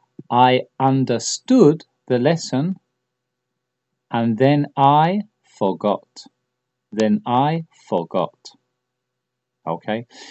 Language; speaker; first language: English; native; English